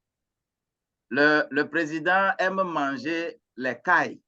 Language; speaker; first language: French; non-native, local second language; Ewe